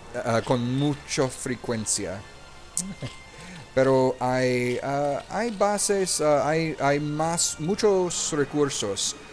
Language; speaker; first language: Spanish; non-native, learner; English